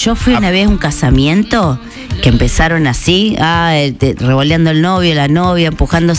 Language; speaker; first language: Spanish; native; Spanish